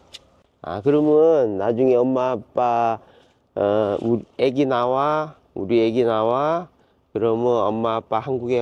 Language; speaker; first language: Korean; native; Korean